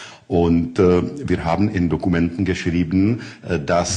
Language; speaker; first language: German; non-native, learner; Czech